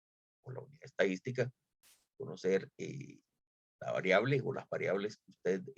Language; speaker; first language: Spanish; native; Spanish